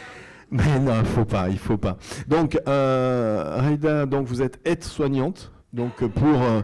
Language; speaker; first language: French; native; French